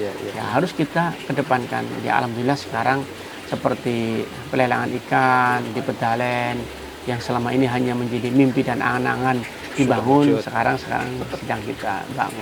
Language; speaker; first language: Indonesian; native; Indonesian